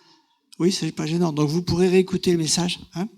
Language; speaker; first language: French; native; French